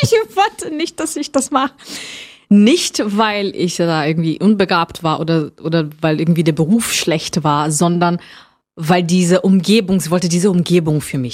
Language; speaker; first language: German; non-native, fluent; Portuguese